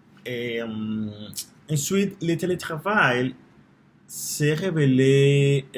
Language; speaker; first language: French; non-native, learner; Spanish